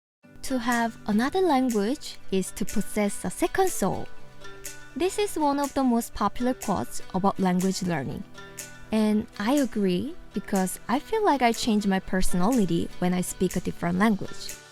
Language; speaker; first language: English; non-native, fluent; Korean